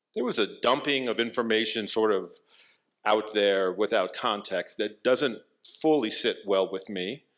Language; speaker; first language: English; native; English